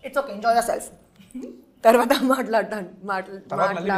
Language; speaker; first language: Telugu; non-native, learner; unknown